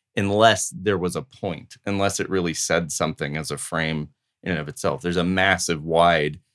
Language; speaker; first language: English; native; English